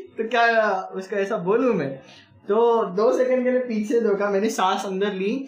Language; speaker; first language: Hindi; non-native, local second language; Marathi